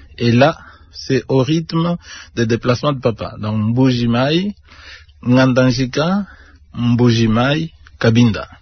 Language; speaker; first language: French; non-native, local second language; Luba-Lulua